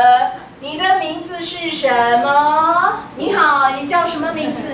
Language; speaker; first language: Chinese; non-native, fluent; English